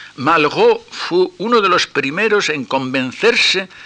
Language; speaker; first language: Spanish; native; Spanish